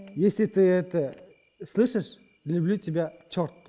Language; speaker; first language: Russian; non-native, local second language; Kazakh